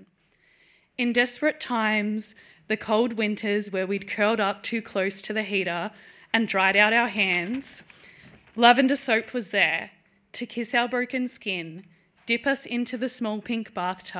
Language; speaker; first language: English; native; English